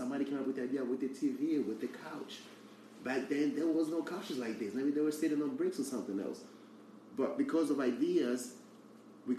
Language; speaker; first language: English; early bilingual, other home language; Portuguese